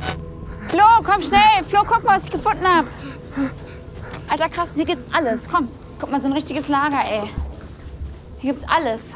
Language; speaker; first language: German; native; German